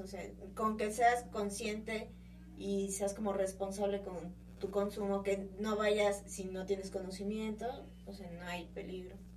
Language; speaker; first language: Spanish; native; Spanish